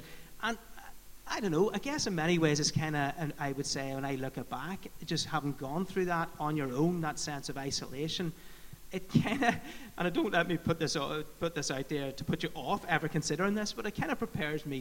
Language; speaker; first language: English; native; English